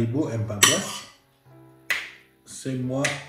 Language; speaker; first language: Indonesian; non-native, learner; French